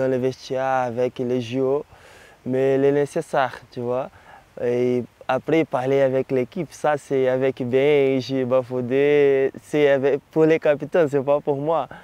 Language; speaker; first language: French; non-native, learner; Portuguese